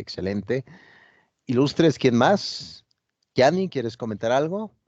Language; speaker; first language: Spanish; native; Spanish